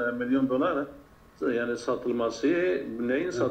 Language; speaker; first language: Turkish; non-native, local second language; Kurdish